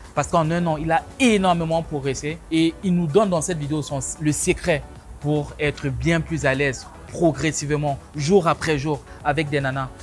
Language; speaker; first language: French; native; French